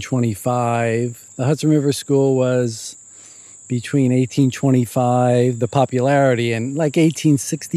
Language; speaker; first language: English; native; English